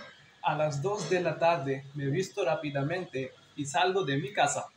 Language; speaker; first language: Spanish; non-native, learner; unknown